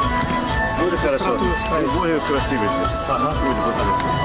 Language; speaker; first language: Russian; non-native, local second language; Kyrgyz